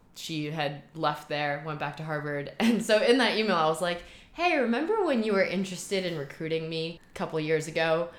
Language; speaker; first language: English; early bilingual, heritage; Chinese